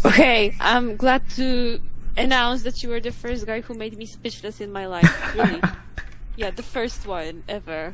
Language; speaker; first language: English; non-native, fluent; Indonesian